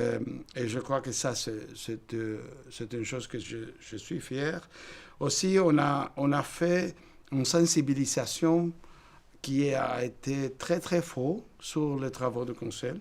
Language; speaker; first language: French; non-native, fluent; Spanish